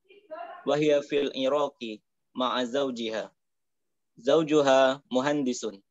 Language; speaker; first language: Arabic; non-native, learner; Indonesian